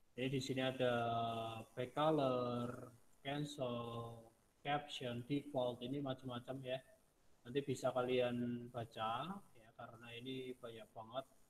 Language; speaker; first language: Indonesian; non-native, local second language; Javanese